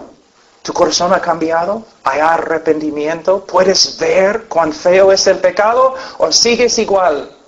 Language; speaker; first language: Spanish; non-native, fluent; English